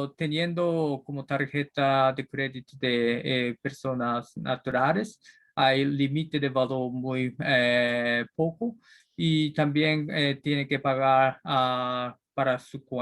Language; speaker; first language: Spanish; non-native, learner; Japanese